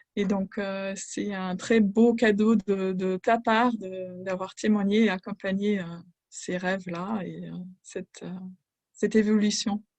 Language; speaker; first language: French; non-native, fluent; German